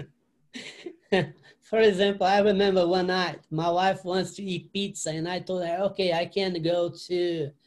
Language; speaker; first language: English; non-native, learner; Portuguese